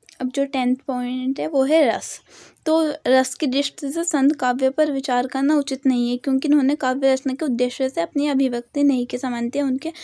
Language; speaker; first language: Hindi; native; Hindi